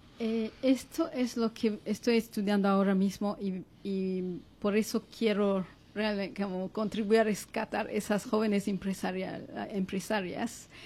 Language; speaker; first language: Spanish; non-native, fluent; Kinyarwanda